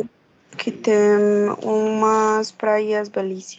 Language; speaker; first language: Portuguese; non-native, learner; Spanish